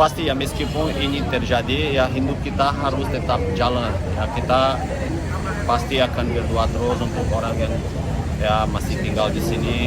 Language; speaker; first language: Indonesian; non-native, fluent; Portuguese